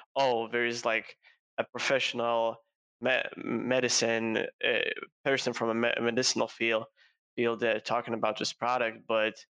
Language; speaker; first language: English; non-native, fluent; Lithuanian